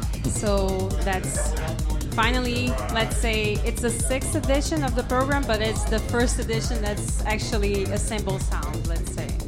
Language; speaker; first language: English; non-native, fluent; Portuguese